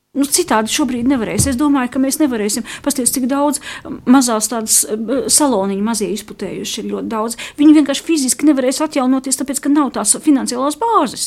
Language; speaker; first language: Latvian; native; Latvian